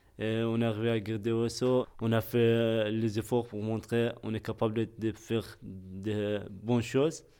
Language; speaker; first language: French; non-native, fluent; Persian